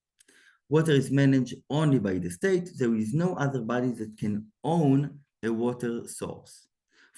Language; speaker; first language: English; non-native, fluent; Hebrew